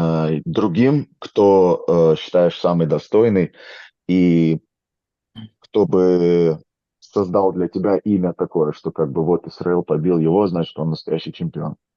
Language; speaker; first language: Russian; native; Russian